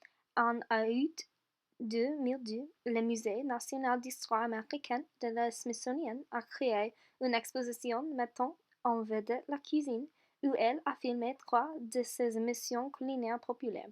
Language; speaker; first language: French; non-native, learner; English